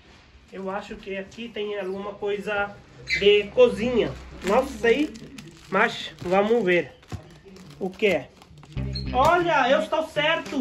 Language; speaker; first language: Portuguese; non-native, learner; Hindi